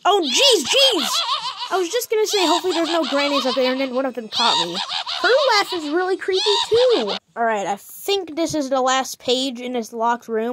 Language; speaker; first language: English; native; English